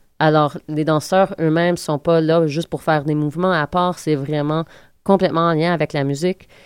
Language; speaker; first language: French; native; French